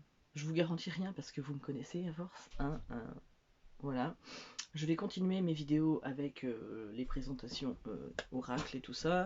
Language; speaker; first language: French; native; French